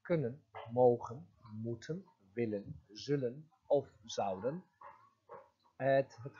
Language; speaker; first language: Dutch; non-native, fluent; Turkish